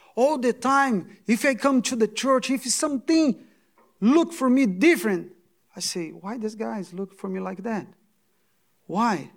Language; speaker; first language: English; non-native, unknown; Portuguese